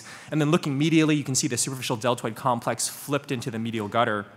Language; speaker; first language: English; native; English